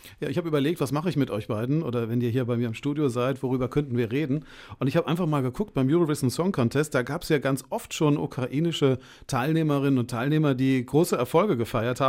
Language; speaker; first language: German; native; German